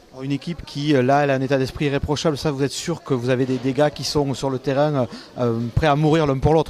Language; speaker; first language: French; native; French